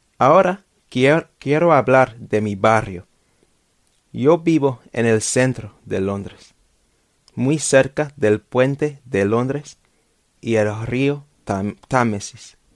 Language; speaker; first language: Spanish; non-native, fluent; English